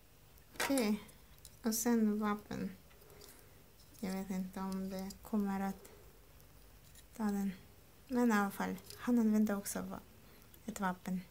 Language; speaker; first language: Swedish; non-native, learner; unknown